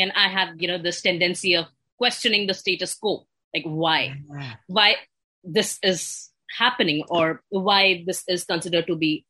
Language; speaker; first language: English; non-native, local second language; Hindi